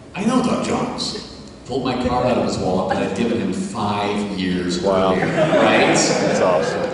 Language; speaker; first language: English; native; English